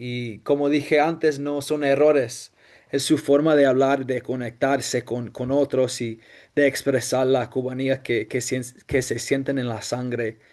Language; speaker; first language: Spanish; non-native, fluent; English